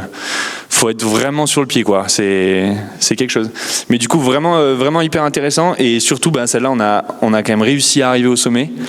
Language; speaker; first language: French; native; French